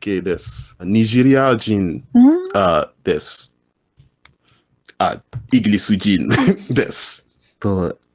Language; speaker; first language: Japanese; non-native, learner; English